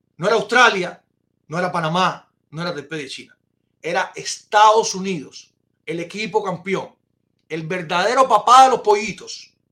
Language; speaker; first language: Spanish; native; Spanish